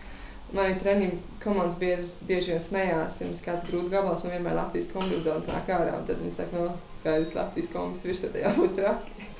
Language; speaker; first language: Latvian; native; Latvian